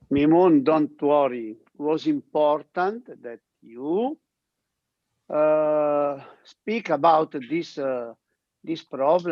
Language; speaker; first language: English; non-native, learner; Italian